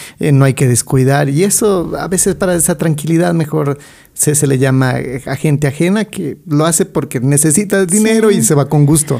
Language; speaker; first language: Spanish; native; Spanish